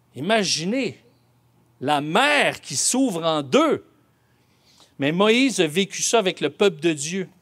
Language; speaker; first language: French; native; French